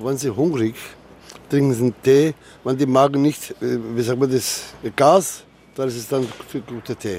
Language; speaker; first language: German; non-native, learner; Turkish